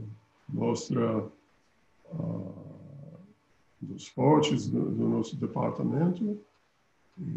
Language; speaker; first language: Portuguese; non-native, fluent; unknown